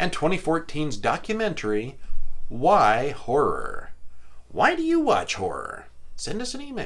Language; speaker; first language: English; native; English